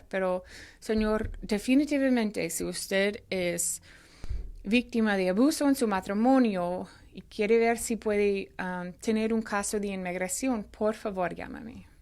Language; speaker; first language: Spanish; non-native, fluent; English